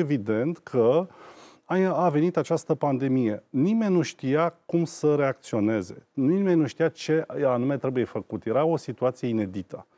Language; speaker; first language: Romanian; native; Romanian